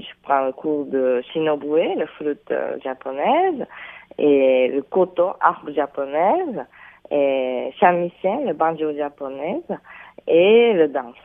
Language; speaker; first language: French; non-native, fluent; Japanese